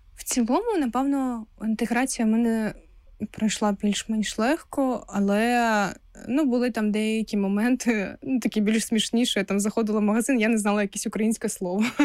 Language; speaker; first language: Ukrainian; non-native, local second language; Russian